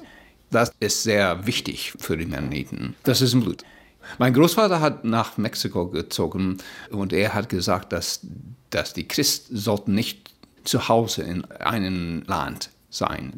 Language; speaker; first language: German; early bilingual, heritage; Plautdietsch